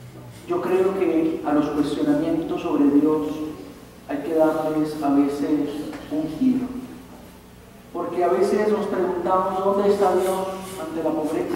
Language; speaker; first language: Spanish; native; Spanish